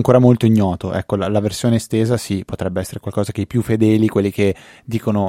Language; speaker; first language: Italian; native; Italian